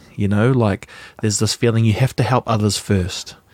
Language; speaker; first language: English; native; English